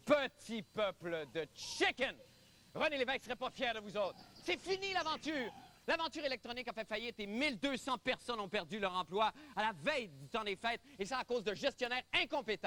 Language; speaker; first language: French; native; French